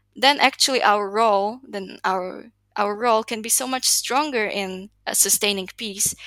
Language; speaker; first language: English; non-native, fluent; Slovak